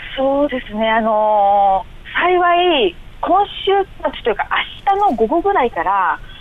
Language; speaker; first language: Japanese; native; Japanese